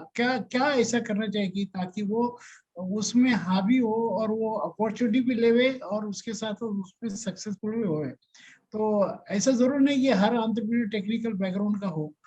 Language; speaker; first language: Hindi; non-native, local second language; Marathi